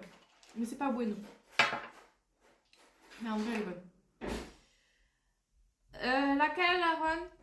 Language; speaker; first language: French; native; French